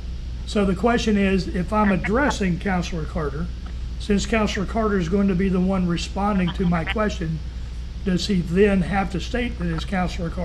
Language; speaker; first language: English; native; English